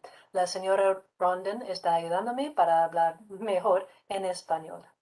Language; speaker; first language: Spanish; non-native, fluent; English